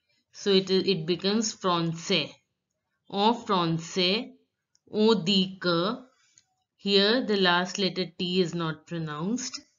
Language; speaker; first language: English; non-native, local second language; Hindi